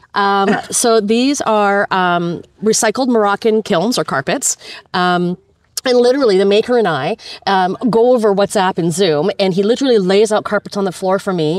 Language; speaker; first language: English; native; English